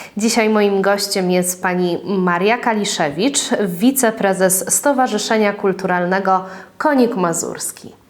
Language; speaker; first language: Polish; native; Polish